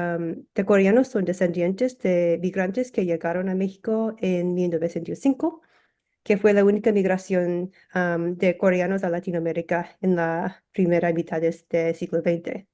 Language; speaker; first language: Spanish; early bilingual, heritage; English